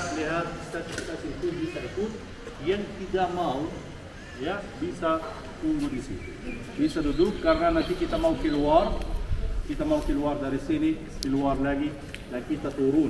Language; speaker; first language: Indonesian; non-native, fluent; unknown